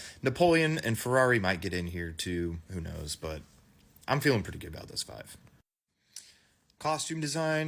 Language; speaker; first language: English; native; English